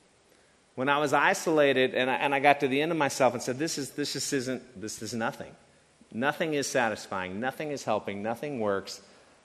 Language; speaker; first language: English; native; English